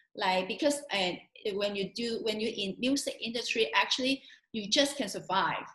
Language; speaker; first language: English; non-native, local second language; Cantonese